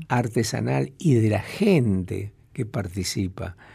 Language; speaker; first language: Spanish; native; Spanish